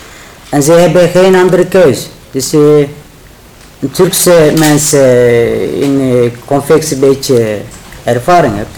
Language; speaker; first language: Dutch; non-native, learner; Turkish